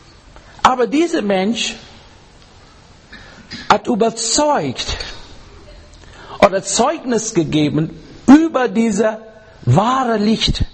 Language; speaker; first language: German; non-native, fluent; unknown